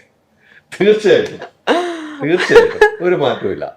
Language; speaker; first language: Malayalam; native; Malayalam